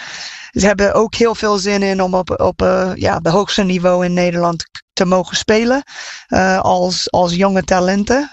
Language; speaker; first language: Dutch; non-native, fluent; English